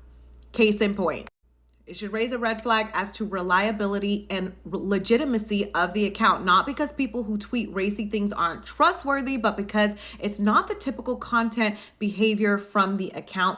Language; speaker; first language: English; native; English